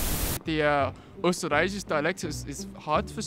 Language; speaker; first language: German; non-native, learner; English